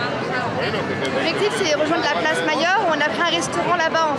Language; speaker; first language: French; native; French